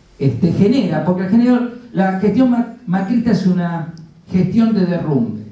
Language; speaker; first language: Spanish; native; Spanish